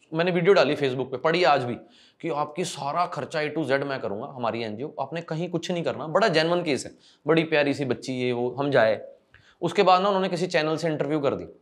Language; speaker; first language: Hindi; non-native, local second language; Punjabi